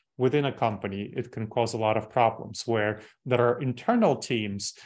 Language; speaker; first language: English; early bilingual, other home language; Russian